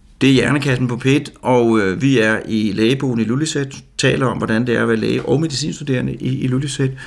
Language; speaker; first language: Danish; native; Danish